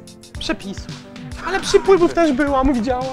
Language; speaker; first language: Polish; native; Polish